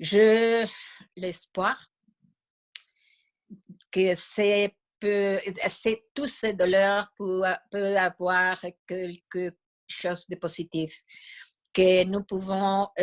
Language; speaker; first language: French; non-native, fluent; Spanish